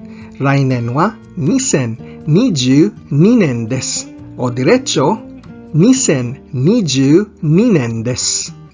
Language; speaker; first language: Japanese; non-native, fluent; Filipino